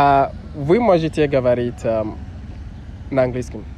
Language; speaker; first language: Russian; non-native, learner; English